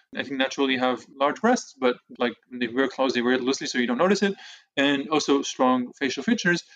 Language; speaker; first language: English; early bilingual, other home language; Hebrew